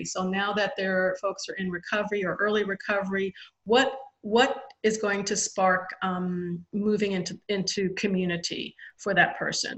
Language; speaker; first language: English; native; English